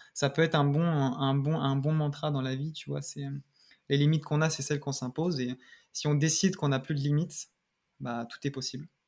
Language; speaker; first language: French; native; French